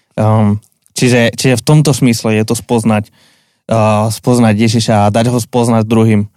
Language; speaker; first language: Slovak; non-native, fluent; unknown